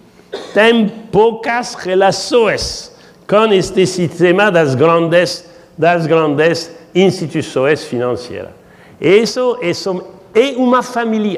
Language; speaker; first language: Portuguese; non-native, learner; French